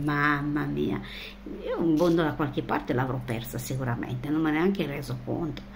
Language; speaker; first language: Italian; non-native, fluent; Romanian